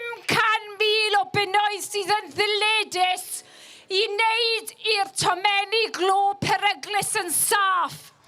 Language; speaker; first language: Welsh; non-native, local second language; English